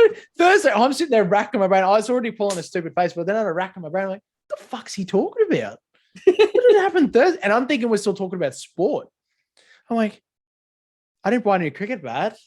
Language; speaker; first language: English; native; English